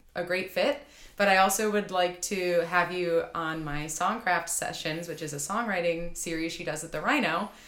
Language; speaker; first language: English; native; English